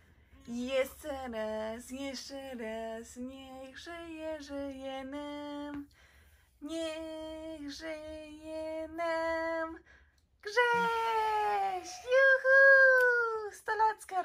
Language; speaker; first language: Polish; native; Polish